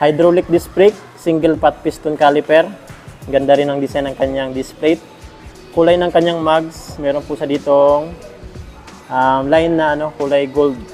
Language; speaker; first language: Filipino; native; Filipino